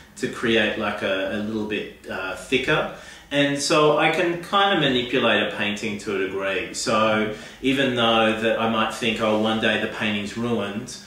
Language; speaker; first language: English; native; English